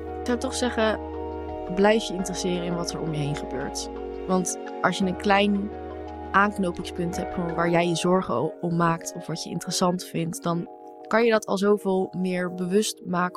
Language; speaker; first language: Dutch; native; Dutch